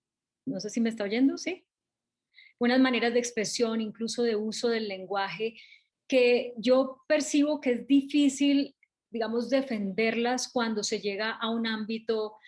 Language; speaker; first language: Spanish; native; Spanish